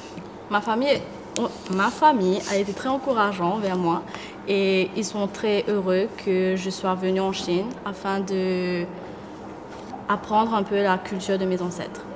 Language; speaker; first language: French; non-native, local second language; Morisyen